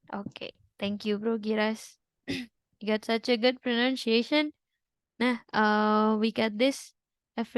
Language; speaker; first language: English; non-native, fluent; Indonesian